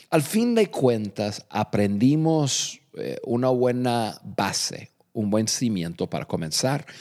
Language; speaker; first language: Spanish; non-native, fluent; English